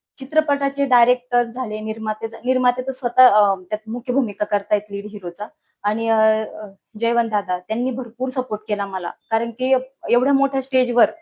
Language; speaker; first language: Marathi; native; Marathi